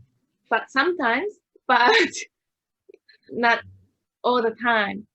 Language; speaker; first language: English; non-native, learner; Japanese